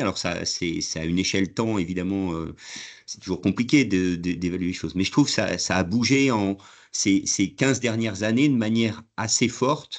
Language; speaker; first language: French; native; French